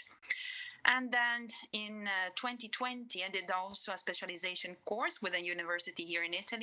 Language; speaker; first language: English; non-native, fluent; Italian